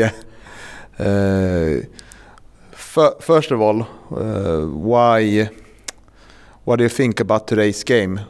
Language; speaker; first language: English; non-native, fluent; Swedish